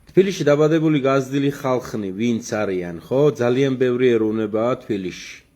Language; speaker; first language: Georgian; non-native, local second language; Azerbaijani